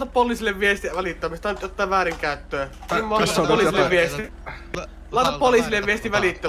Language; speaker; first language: Finnish; native; Finnish